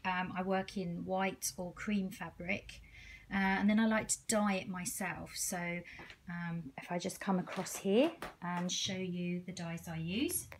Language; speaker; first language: English; native; English